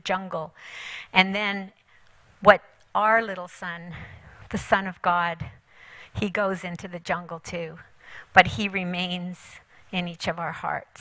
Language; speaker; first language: English; native; English